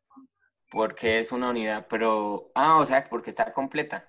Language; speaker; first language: Spanish; native; Spanish